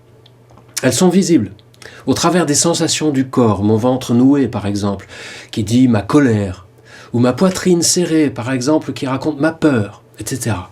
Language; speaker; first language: French; native; French